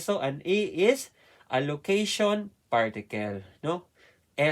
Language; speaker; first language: English; non-native, learner; Filipino